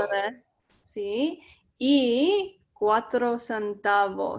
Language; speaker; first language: Spanish; non-native, learner; English